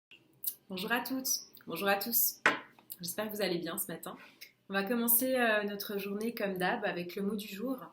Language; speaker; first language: French; native; French